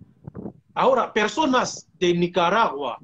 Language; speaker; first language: Spanish; non-native, fluent; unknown